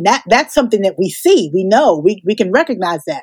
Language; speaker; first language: English; native; English